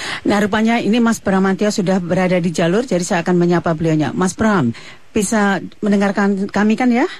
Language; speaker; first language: Indonesian; native; Indonesian